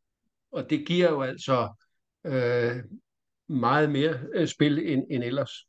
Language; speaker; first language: Danish; native; Danish